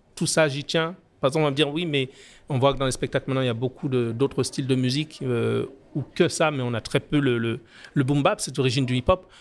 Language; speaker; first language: French; native; French